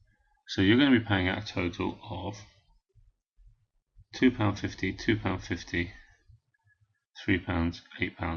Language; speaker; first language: English; native; English